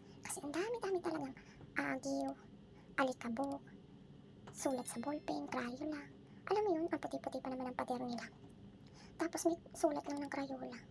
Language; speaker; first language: Filipino; native; Filipino